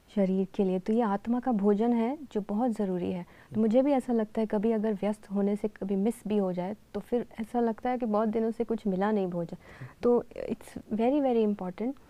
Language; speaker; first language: Hindi; native; Hindi